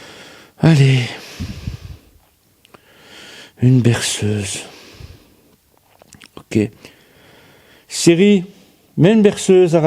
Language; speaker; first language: French; native; French